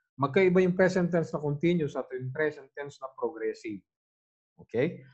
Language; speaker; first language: English; non-native, local second language; Filipino